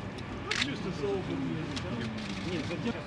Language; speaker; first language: Russian; native; Russian